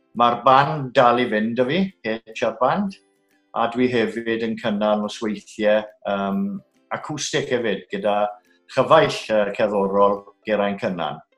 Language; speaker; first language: Welsh; native; Welsh